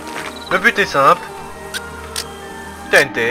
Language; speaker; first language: French; native; French